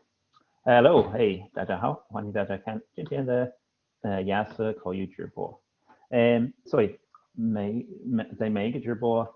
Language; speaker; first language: Chinese; non-native, fluent; English